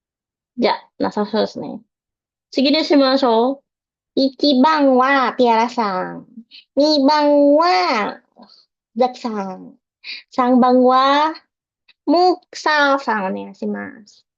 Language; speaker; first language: Japanese; non-native, fluent; Indonesian